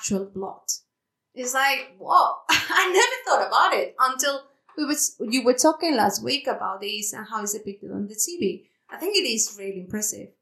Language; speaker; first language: English; non-native, fluent; Spanish